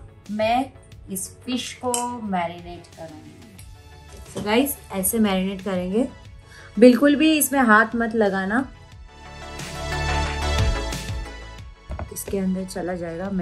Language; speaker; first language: Hindi; non-native, local second language; Bangla